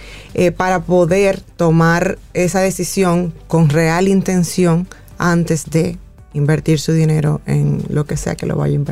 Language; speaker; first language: Spanish; native; Spanish